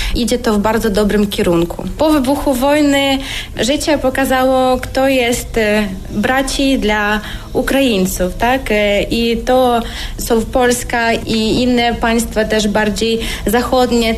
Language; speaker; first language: Polish; non-native, fluent; Ukrainian